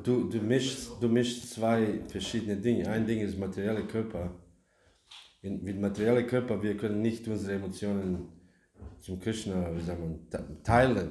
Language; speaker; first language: German; non-native, learner; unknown